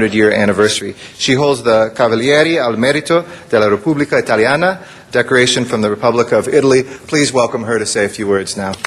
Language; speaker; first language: English; early bilingual, other home language; Italian